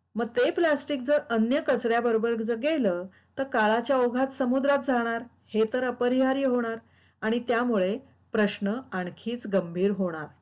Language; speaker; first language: Marathi; native; Marathi